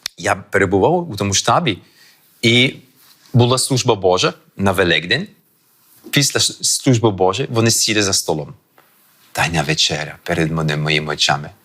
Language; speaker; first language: Ukrainian; early bilingual, heritage; French